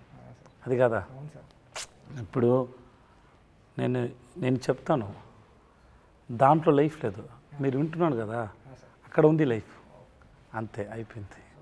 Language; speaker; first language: Telugu; non-native, learner; Tamil